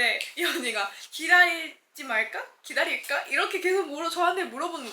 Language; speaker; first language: Korean; non-native, fluent; Chinese